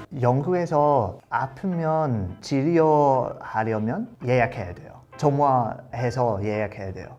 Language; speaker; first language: Korean; non-native, learner; English